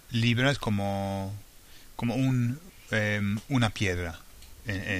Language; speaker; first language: Spanish; non-native, fluent; English